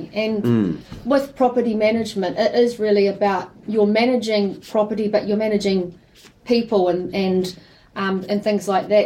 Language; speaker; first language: English; native; English